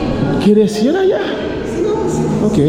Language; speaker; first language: Spanish; non-native, learner; Haitian Creole